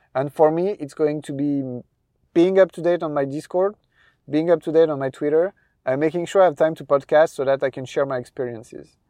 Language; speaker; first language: English; non-native, fluent; French